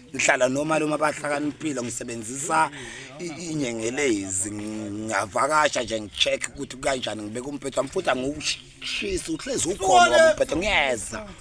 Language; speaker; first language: Zulu; native; Zulu